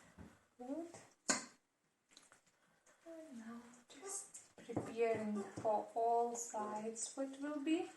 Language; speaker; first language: English; non-native, learner; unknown